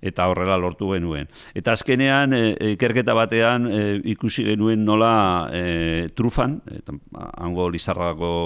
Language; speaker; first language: Basque; non-native, local second language; Spanish